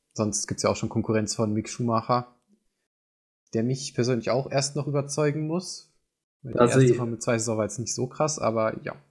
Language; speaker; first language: German; native; German